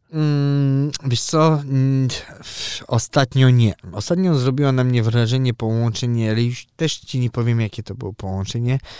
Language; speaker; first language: Polish; early bilingual, heritage; Polish